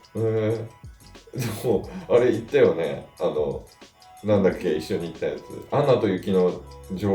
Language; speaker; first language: Japanese; native; Japanese